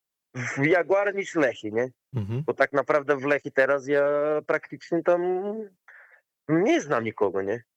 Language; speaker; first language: Polish; non-native, learner; Portuguese